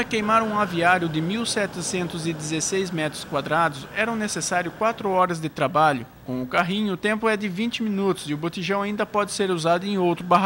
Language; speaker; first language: Portuguese; native; Portuguese